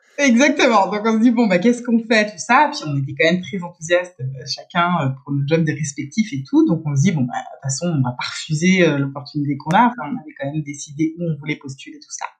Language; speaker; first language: French; native; French